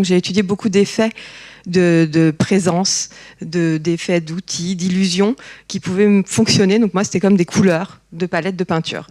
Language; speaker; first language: French; native; French